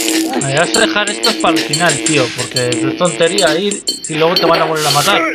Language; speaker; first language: Spanish; native; Spanish